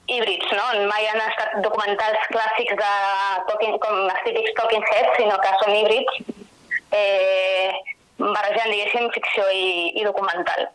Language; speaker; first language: Catalan; native; Catalan